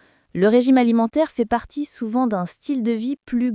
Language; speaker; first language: French; native; French